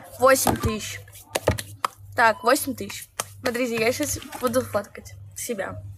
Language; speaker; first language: Russian; native; Russian